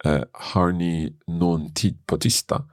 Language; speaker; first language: Swedish; non-native, learner; English